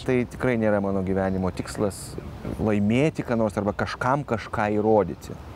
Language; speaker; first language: Lithuanian; native; Lithuanian